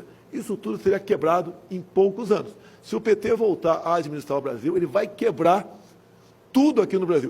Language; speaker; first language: Portuguese; native; Portuguese